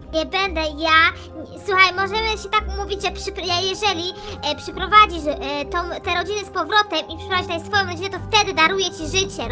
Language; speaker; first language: Polish; native; Polish